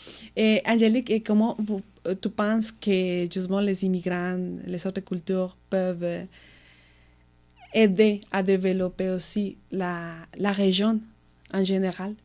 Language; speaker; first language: French; non-native, fluent; Spanish